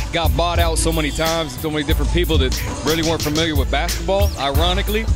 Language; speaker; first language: English; native; English